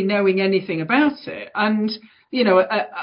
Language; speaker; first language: English; native; English